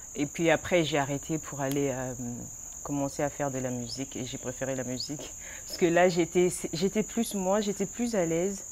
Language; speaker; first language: French; non-native, local second language; Lingala